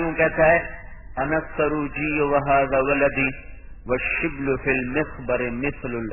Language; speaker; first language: Urdu; non-native, local second language; Punjabi